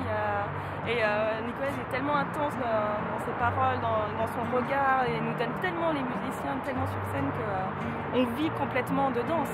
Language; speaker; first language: French; native; French